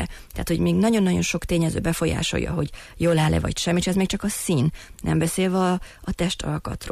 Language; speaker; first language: Hungarian; native; Hungarian